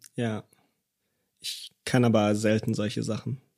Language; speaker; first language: German; early bilingual, other home language; Hebrew